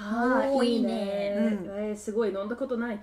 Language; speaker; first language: Japanese; non-native, learner; English